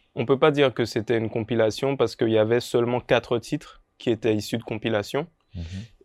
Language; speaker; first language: French; native; French